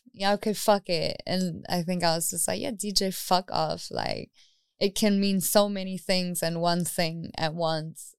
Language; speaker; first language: English; native; English